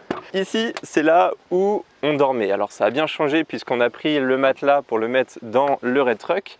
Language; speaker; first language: French; native; French